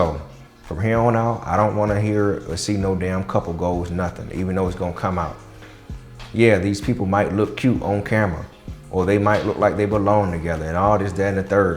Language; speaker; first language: English; native; English